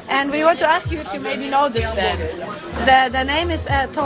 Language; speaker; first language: English; non-native, learner; German